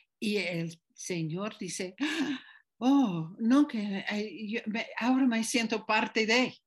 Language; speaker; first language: Spanish; non-native, fluent; English